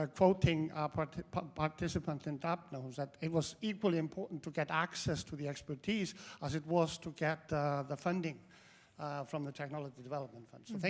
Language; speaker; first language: English; non-native, fluent; Icelandic